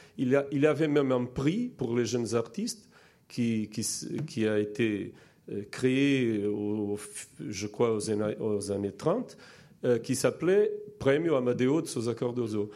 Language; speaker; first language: French; non-native, fluent; Portuguese